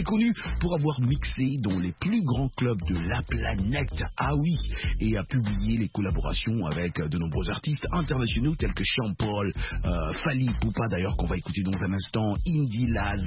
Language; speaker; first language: French; non-native, local second language; Lingala